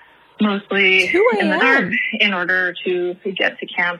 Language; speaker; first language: English; native; English